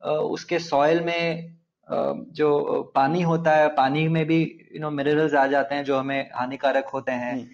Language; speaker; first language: Hindi; non-native, local second language; Telugu